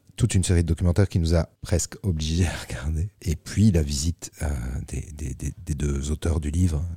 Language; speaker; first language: French; native; French